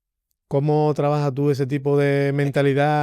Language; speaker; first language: Spanish; native; Spanish